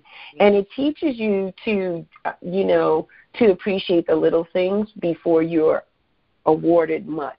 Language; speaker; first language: English; native; English